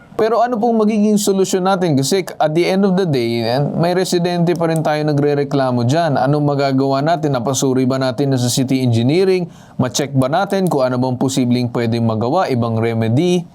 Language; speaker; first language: Filipino; native; Filipino